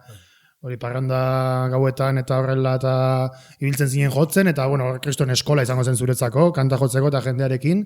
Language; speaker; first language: Basque; native; Basque